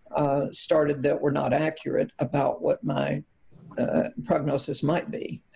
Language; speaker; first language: English; native; English